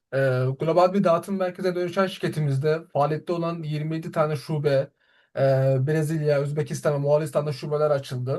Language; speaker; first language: Turkish; native; Turkish